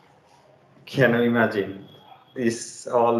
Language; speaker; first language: English; non-native, learner; Bangla